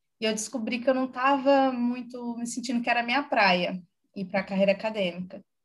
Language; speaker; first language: Portuguese; native; Portuguese